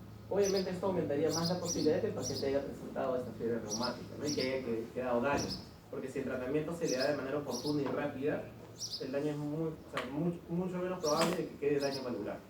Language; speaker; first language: Spanish; native; Spanish